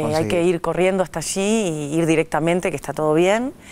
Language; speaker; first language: Spanish; native; Spanish